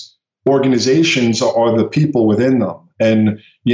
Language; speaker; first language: English; native; English